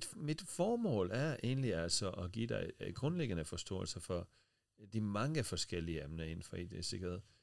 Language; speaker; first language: Danish; non-native, fluent; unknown